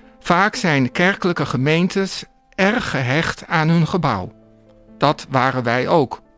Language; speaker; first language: Dutch; native; Dutch